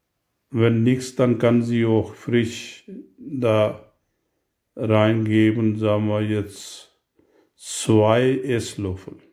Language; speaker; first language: German; non-native, learner; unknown